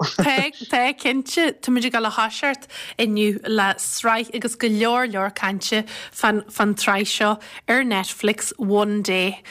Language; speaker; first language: Irish; native; Irish